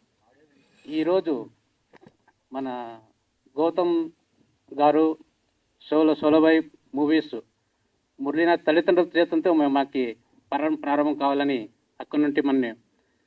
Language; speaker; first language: Telugu; non-native, local second language; Lambadi